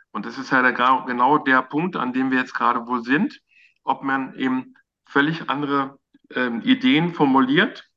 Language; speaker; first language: German; native; German